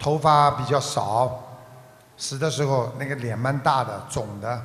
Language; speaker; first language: Chinese; non-native, local second language; Wu Chinese